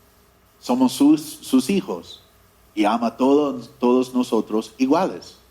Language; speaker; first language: Spanish; non-native, fluent; English